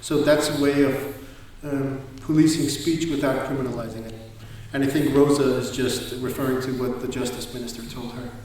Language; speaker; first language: English; non-native, fluent; Danish